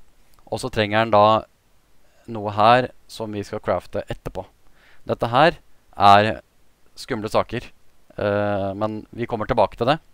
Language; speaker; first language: Norwegian; native; Norwegian